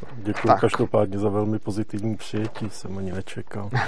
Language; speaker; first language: Czech; native; Czech